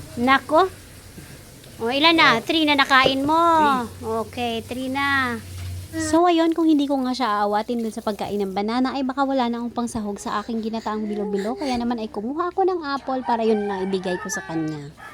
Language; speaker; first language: Filipino; non-native, local second language; Cebuano